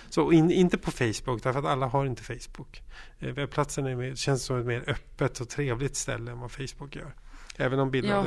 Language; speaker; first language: Swedish; native; Swedish